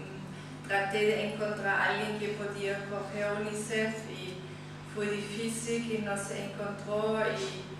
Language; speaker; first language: Spanish; non-native, fluent; German